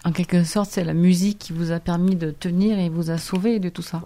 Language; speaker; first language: French; native; French